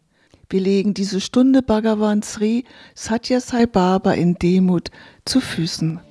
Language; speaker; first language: German; native; German